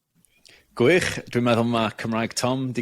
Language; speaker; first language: Welsh; non-native, local second language; English